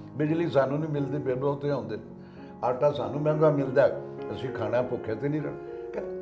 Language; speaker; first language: Punjabi; native; Punjabi